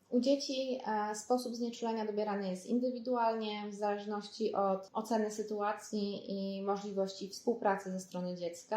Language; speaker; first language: Polish; native; Polish